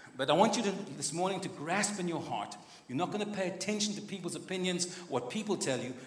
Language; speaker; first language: English; non-native, local second language; Afrikaans